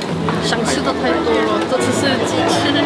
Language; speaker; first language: Chinese; non-native, fluent; Korean